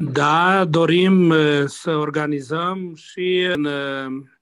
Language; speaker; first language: Romanian; non-native, local second language; Hungarian